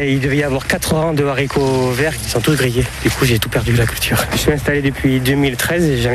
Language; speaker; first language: French; native; French